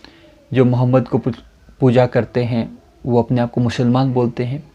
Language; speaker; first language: Hindi; native; Hindi